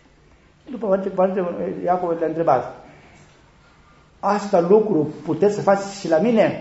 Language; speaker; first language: Romanian; non-native, learner; Greek